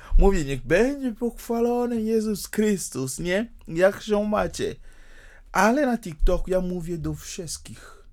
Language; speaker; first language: Polish; non-native, fluent; Ewe